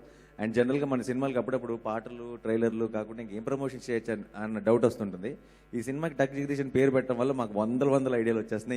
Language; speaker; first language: Telugu; native; Telugu